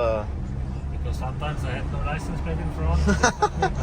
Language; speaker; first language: English; non-native, fluent; German